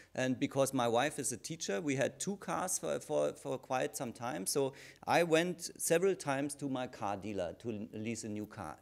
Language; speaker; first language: English; non-native, fluent; German